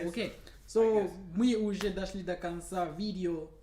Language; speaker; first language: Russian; non-native, learner; English